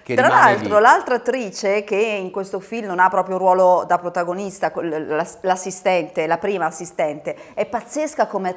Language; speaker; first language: Italian; native; Italian